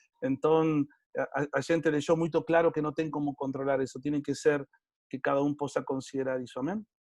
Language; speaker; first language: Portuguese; non-native, learner; Spanish